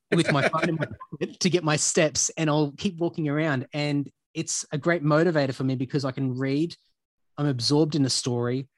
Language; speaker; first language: English; native; English